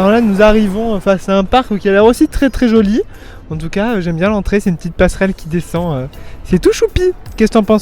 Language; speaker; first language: French; native; French